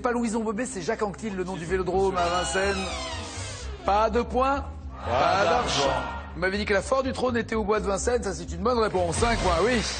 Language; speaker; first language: French; native; French